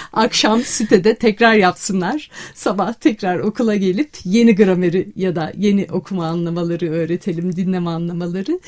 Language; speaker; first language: Turkish; native; Turkish